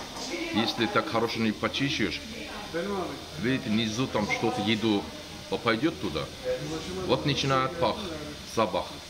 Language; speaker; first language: Russian; non-native, learner; Turkish